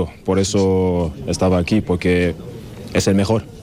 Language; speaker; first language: Spanish; non-native, learner; German